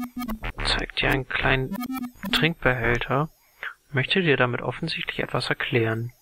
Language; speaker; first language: German; native; German